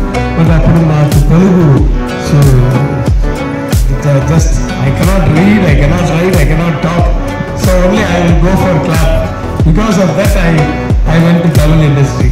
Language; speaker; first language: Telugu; non-native, local second language; Tamil